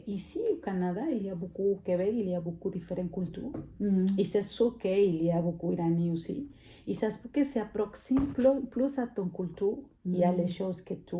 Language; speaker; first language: French; non-native, fluent; Spanish